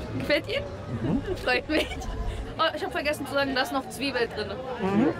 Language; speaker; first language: German; early bilingual, other home language; Arabic